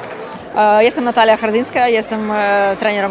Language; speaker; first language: Polish; non-native, learner; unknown